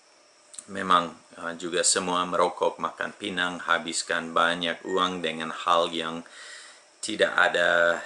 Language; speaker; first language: Indonesian; non-native, fluent; English